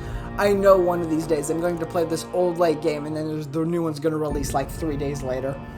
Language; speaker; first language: English; native; English